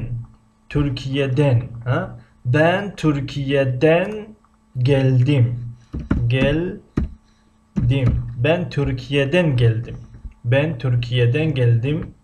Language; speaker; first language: Turkish; non-native, fluent; Tajik